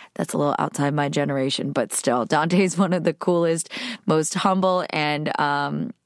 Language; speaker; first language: English; native; English